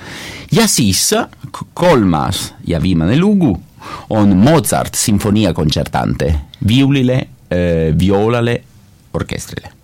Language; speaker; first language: Estonian; non-native, learner; Italian